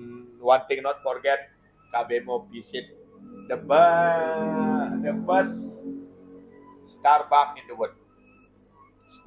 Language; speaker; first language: English; non-native, learner; Indonesian